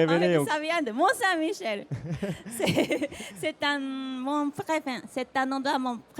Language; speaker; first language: French; non-native, fluent; Japanese